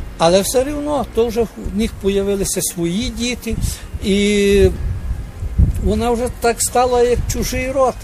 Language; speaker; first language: Ukrainian; native; Ukrainian